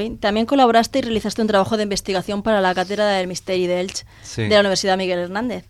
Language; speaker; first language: Spanish; native; Spanish